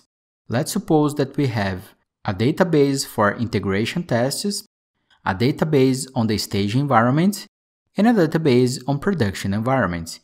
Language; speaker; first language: English; non-native, fluent; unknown